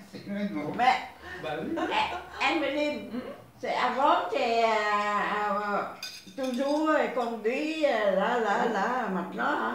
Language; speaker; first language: French; non-native, learner; Vietnamese